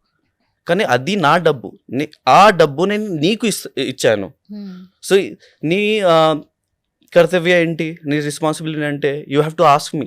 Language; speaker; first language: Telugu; non-native, local second language; Urdu